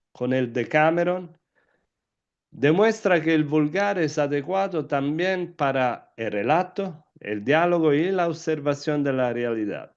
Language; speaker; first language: Spanish; non-native, fluent; Italian